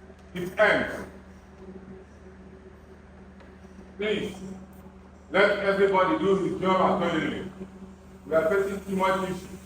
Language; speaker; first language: English; non-native, fluent; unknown